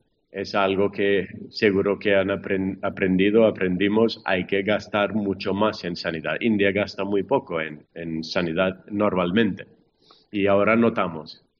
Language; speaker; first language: Spanish; non-native, fluent; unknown